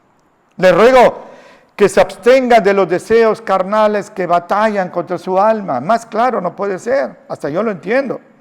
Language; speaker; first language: Spanish; native; Spanish